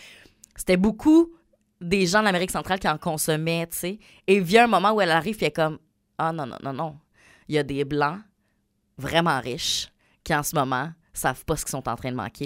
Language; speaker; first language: French; native; French